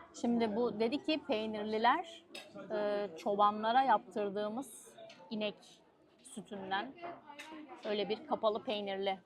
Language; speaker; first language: Turkish; native; Turkish